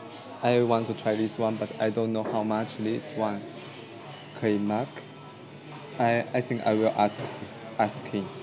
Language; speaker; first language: English; non-native, learner; Chinese